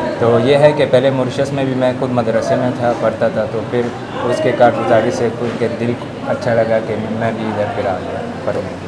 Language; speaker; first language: Urdu; non-native, fluent; Morisyen